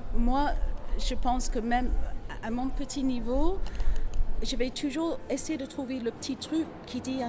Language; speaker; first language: French; non-native, fluent; English